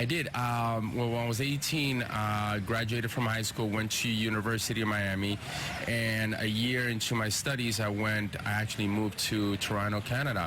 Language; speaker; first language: English; early bilingual, other home language; Spanish